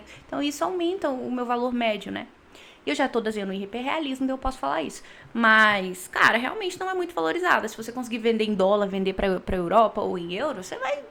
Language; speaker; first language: Portuguese; native; Portuguese